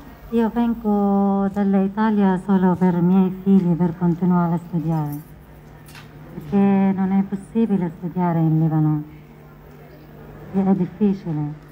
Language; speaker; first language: Italian; non-native, learner; Arabic